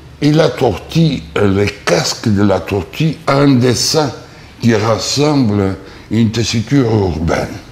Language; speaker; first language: French; non-native, fluent; Portuguese